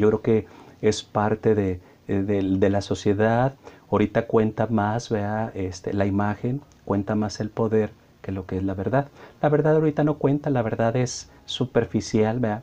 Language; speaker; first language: Spanish; native; Spanish